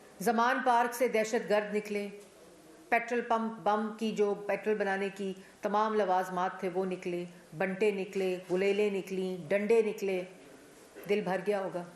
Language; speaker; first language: Urdu; native; Urdu